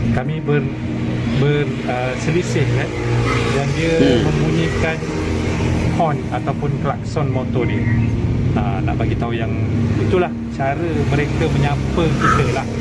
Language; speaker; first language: Malay; native; Malay